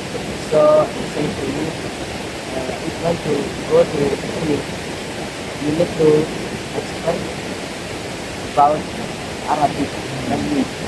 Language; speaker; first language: English; non-native, learner; Indonesian